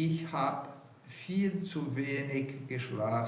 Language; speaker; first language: German; non-native, fluent; Portuguese